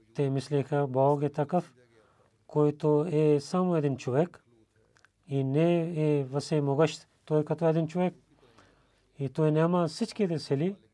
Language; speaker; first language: Bulgarian; non-native, learner; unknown